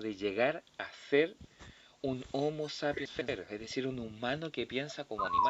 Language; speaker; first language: Spanish; native; Spanish